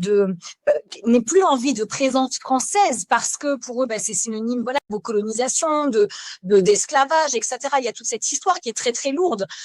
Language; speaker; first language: French; native; French